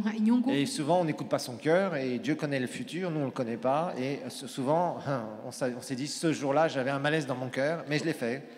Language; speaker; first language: French; native; French